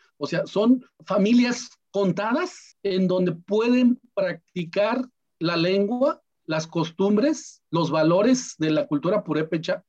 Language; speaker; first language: Spanish; non-native, local second language; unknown